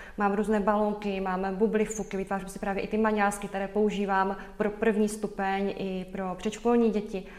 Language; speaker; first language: Czech; native; Czech